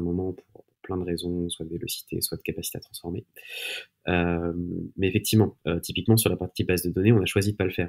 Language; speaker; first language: French; native; French